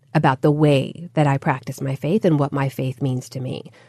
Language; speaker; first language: English; native; English